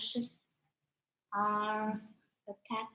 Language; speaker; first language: English; non-native, learner; Vietnamese